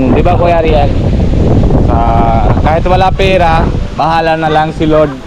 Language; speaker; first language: Filipino; non-native, learner; Punjabi